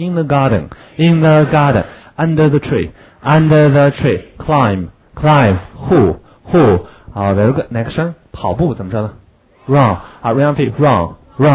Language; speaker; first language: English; non-native, fluent; Chinese